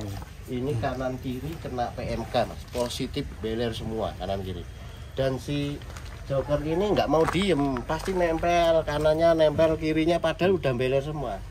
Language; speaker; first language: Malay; non-native, local second language; Javanese